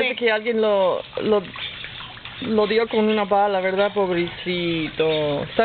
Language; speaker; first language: Spanish; non-native, fluent; English